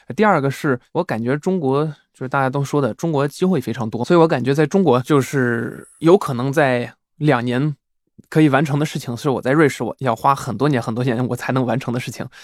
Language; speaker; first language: Chinese; non-native, fluent; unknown